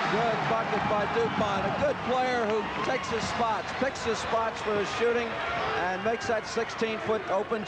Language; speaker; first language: English; native; English